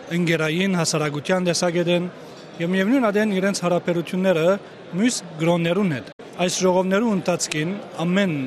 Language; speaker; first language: Armenian; native; Armenian